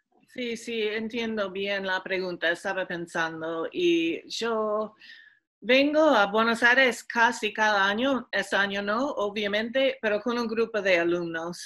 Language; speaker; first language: Spanish; non-native, fluent; English